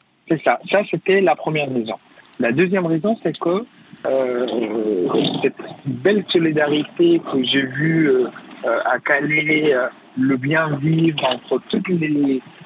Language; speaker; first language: French; non-native, fluent; Arabic